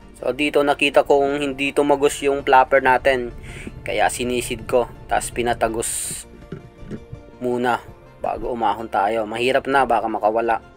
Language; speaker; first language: Filipino; non-native, local second language; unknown